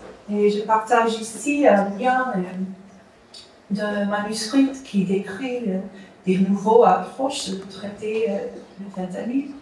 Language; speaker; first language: French; non-native, fluent; English